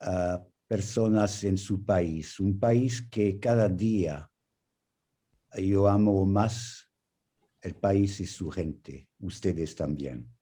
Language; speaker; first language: Spanish; non-native, fluent; English